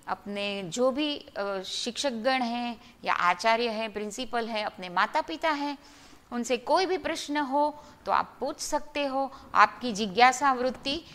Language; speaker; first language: Hindi; non-native, local second language; Gujarati